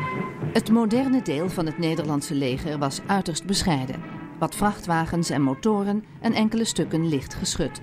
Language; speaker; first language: Dutch; native; Dutch